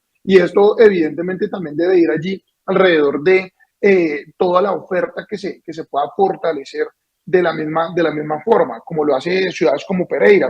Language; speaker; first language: Spanish; native; Spanish